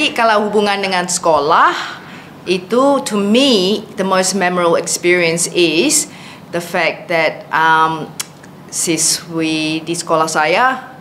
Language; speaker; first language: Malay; non-native, fluent; English